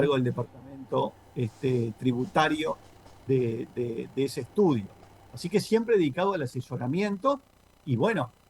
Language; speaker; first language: Spanish; native; Spanish